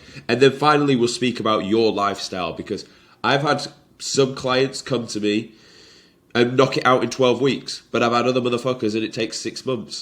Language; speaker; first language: English; native; English